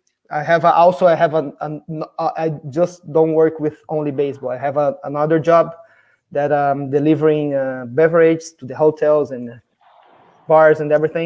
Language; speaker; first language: English; non-native, fluent; Portuguese